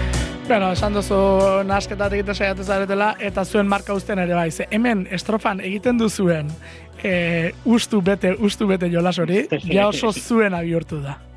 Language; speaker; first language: Basque; native; Basque